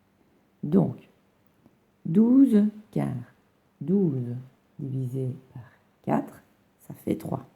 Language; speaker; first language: French; native; French